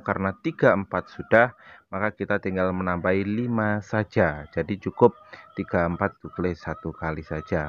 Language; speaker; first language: Indonesian; native; Indonesian